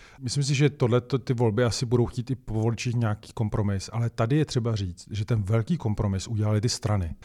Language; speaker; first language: Czech; native; Czech